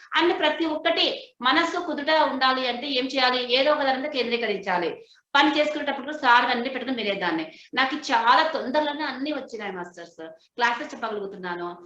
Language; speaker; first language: Telugu; non-native, local second language; Hindi